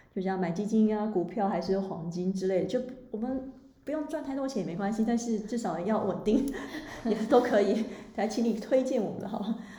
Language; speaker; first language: Chinese; native; Chinese